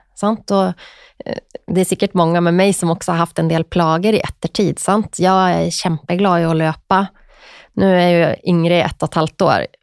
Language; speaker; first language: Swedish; native; Swedish